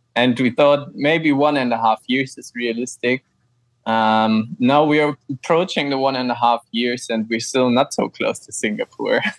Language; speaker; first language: English; non-native, fluent; German